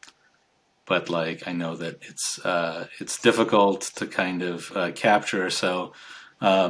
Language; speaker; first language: English; native; English